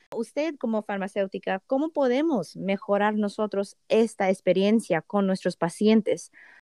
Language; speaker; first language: Spanish; early bilingual, heritage; Spanish